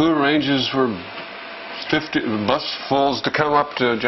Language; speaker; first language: English; native; English